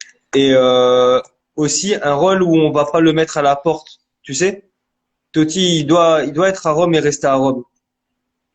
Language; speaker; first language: French; native; French